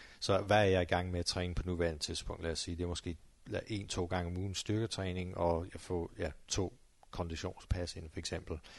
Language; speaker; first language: Danish; non-native, fluent; English